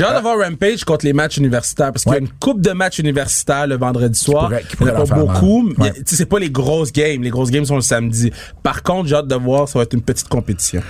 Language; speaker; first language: French; native; French